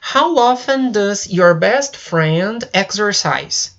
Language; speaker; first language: English; non-native, fluent; Portuguese